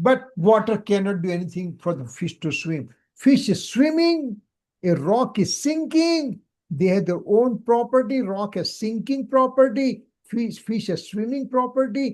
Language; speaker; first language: English; non-native, local second language; Gujarati